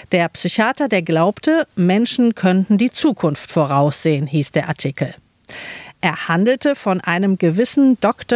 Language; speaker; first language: German; native; German